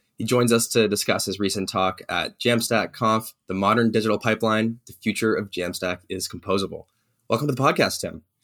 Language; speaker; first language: English; native; English